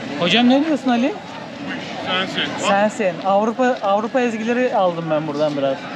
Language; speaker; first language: Turkish; early bilingual, heritage; Turkish